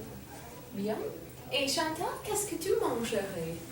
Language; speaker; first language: French; non-native, fluent; English